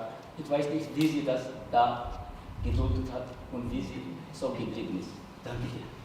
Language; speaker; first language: German; non-native, fluent; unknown